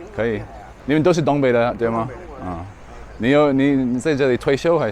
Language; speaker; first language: Chinese; non-native, learner; English